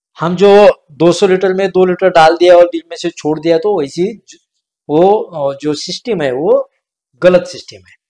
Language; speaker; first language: Hindi; non-native, local second language; Marathi